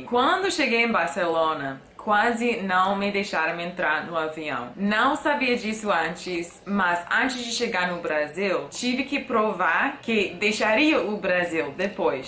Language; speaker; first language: Portuguese; non-native, fluent; English